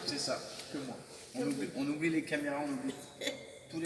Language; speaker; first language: French; native; French